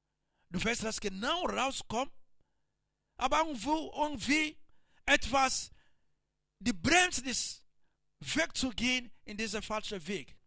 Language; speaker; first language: German; non-native, learner; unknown